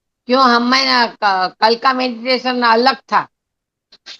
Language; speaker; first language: Hindi; non-native, local second language; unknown